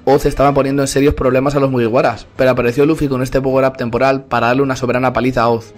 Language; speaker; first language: Spanish; native; Spanish